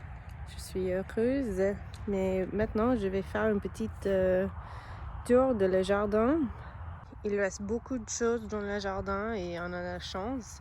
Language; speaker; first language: French; non-native, learner; English